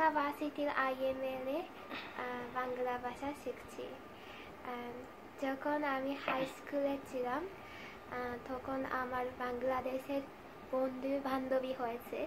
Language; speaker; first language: Bangla; non-native, fluent; Japanese